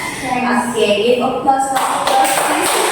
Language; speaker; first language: English; non-native, fluent; Indonesian